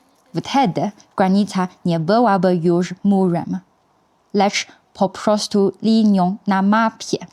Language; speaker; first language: Polish; non-native, fluent; Chinese